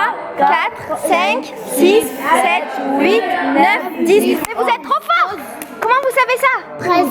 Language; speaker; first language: French; native; French